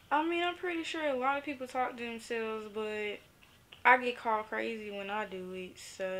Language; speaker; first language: English; native; English